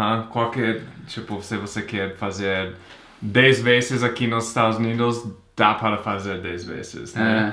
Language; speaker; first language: Portuguese; non-native, fluent; English